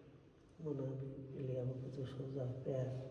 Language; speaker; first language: French; non-native, fluent; Bangla